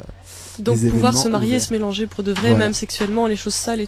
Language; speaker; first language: French; native; French